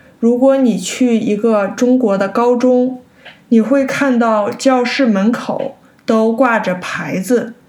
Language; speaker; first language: Chinese; early bilingual, heritage; Chinese